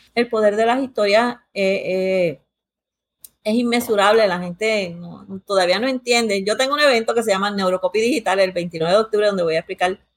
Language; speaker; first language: Spanish; early bilingual, heritage; Spanish